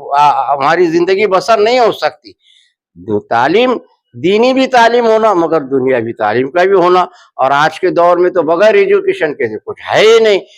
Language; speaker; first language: Hindi; non-native, local second language; Urdu